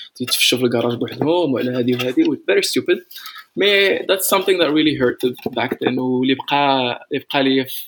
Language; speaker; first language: English; non-native, fluent; Arabic